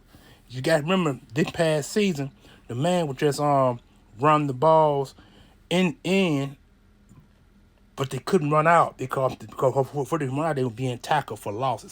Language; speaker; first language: English; native; English